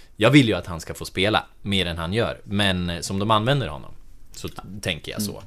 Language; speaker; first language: Swedish; native; Swedish